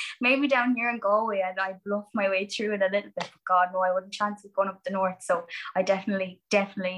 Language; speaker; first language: English; native; English